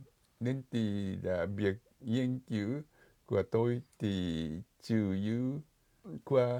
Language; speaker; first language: Vietnamese; non-native, fluent; Japanese